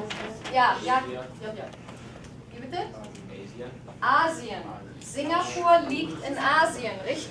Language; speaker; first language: German; non-native, fluent; English